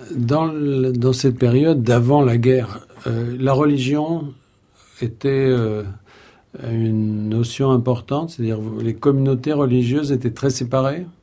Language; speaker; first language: French; native; French